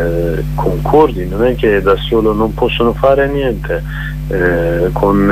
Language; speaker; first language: Italian; non-native, learner; Kurdish